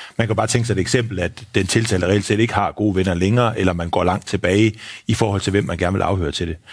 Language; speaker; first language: Danish; native; Danish